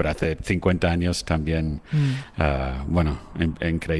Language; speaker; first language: Spanish; non-native, fluent; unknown